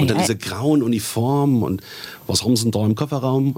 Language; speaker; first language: German; native; German